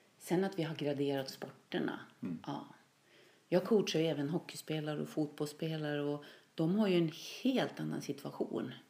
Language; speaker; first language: Swedish; native; Swedish